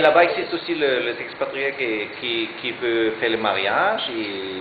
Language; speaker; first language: French; non-native, learner; German